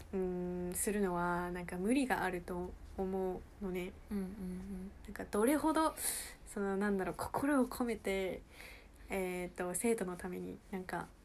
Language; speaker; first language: Japanese; early bilingual, heritage; Japanese